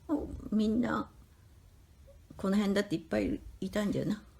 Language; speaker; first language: Japanese; native; Japanese